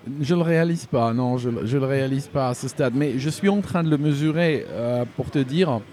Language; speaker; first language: French; non-native, local second language; Arabic